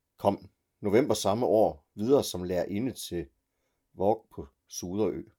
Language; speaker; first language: Danish; native; Danish